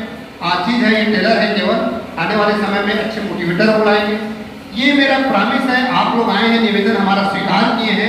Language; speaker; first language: Hindi; native; Hindi